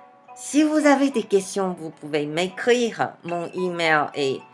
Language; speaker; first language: French; non-native, fluent; Chinese